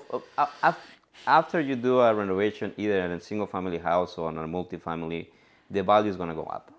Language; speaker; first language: English; non-native, fluent; Spanish